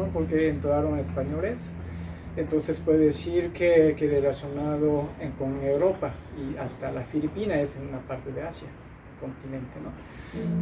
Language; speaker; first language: Spanish; non-native, learner; Japanese